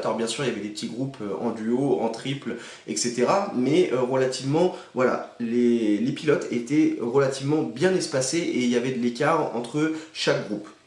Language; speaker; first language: French; native; French